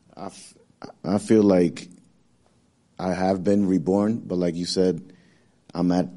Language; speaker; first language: English; native; English